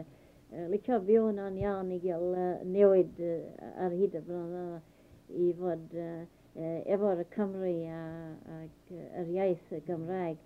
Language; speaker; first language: Welsh; early bilingual, heritage; Welsh